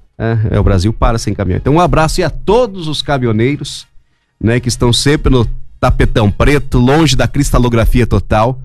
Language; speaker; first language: Portuguese; native; Portuguese